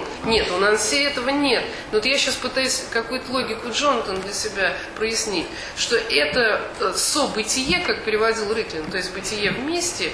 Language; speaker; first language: Russian; native; Russian